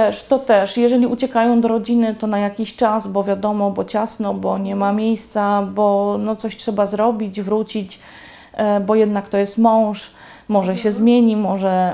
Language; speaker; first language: Polish; native; Polish